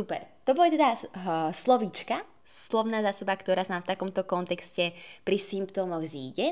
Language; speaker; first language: Slovak; native; Slovak